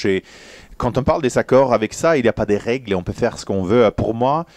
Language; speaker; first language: French; non-native, fluent; Swedish